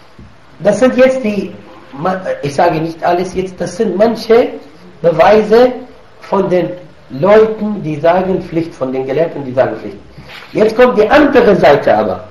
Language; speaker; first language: German; non-native, fluent; Arabic